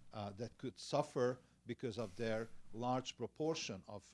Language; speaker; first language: English; non-native, fluent; Hungarian